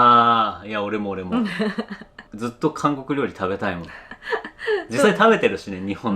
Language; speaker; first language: Japanese; native; Japanese